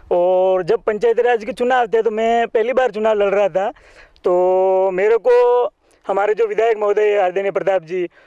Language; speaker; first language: Hindi; native; Hindi